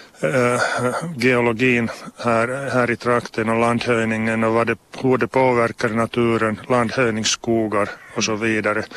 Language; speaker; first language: Swedish; non-native, local second language; Finnish